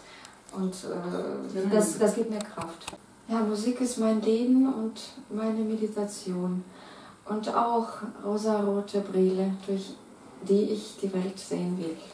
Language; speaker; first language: German; non-native, fluent; Russian